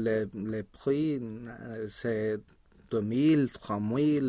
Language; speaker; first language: French; non-native, learner; Spanish